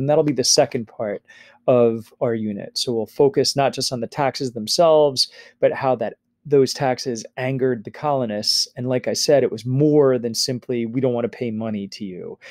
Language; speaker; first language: English; native; English